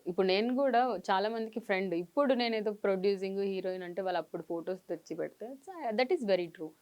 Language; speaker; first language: Telugu; native; Telugu